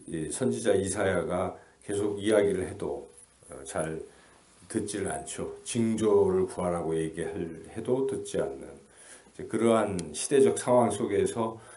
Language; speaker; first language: Korean; native; Korean